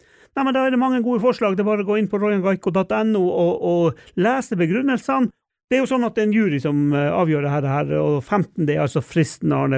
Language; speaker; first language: Norwegian; native; Norwegian